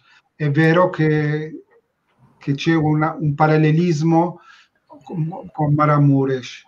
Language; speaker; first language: Italian; non-native, learner; Turkish